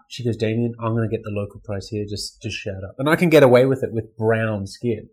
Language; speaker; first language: English; native; English